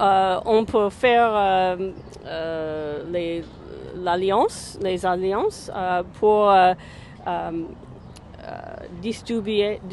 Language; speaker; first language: French; non-native, fluent; English